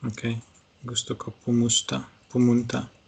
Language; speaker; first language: Filipino; non-native, learner; Russian